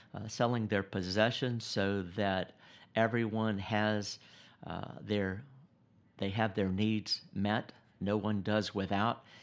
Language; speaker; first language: English; native; English